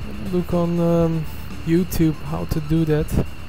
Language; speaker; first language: English; non-native, fluent; Turkish